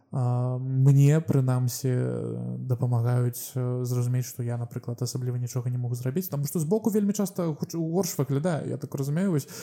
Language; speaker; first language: Belarusian; non-native, local second language; Russian